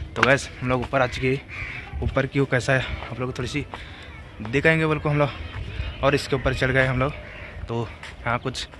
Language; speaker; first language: Hindi; non-native, local second language; Kannada